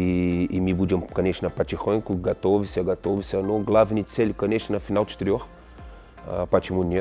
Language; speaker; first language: Russian; non-native, learner; Portuguese